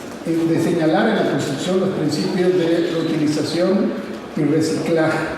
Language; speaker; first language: Spanish; native; Spanish